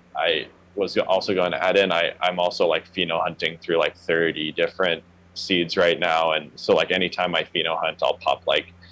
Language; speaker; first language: English; native; English